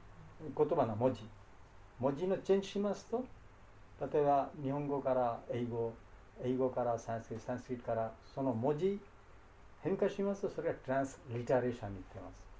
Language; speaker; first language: Japanese; non-native, fluent; Bangla